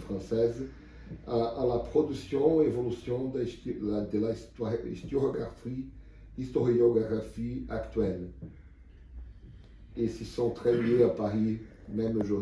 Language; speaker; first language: French; non-native, learner; Portuguese